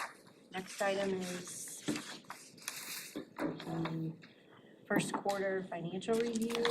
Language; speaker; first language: English; native; English